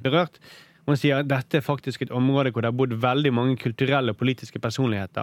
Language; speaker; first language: Norwegian; native; Norwegian